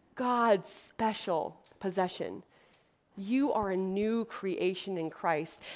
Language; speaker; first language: English; native; English